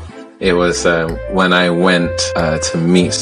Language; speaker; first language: English; native; English